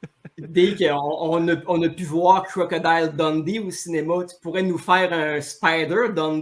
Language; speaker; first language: French; native; French